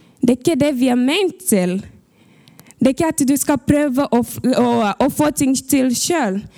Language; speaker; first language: Norwegian; early bilingual, other home language; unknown